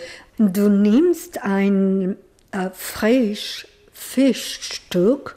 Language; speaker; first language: German; non-native, learner; Spanish